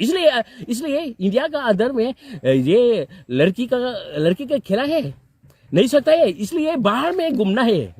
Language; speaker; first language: Hindi; non-native, local second language; Manipuri